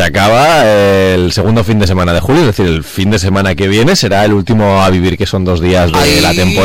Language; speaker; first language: Spanish; native; Spanish